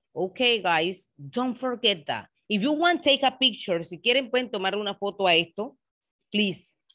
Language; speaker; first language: English; non-native, learner; Spanish